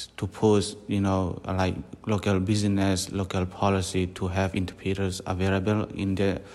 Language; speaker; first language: English; non-native, fluent; Burmese